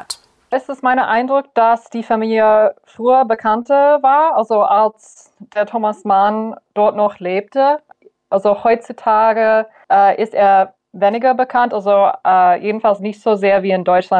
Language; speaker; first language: German; non-native, fluent; English